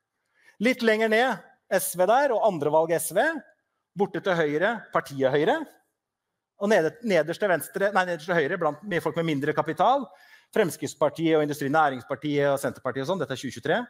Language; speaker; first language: Norwegian; native; Norwegian